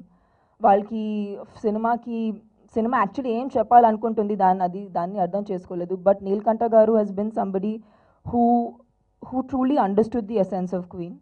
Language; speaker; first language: Telugu; non-native, fluent; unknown